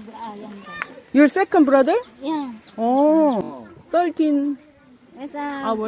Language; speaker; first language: English; non-native, learner; Korean